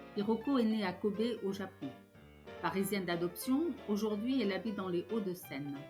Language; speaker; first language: French; native; French